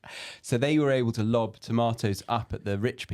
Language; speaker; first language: English; native; English